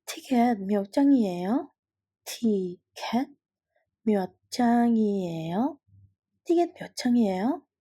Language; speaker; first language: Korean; non-native, fluent; Indonesian